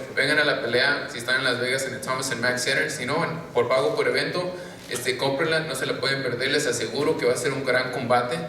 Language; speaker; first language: Spanish; early bilingual, heritage; Spanish